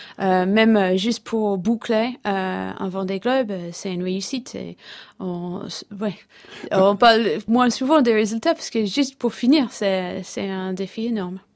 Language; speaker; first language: French; non-native, fluent; English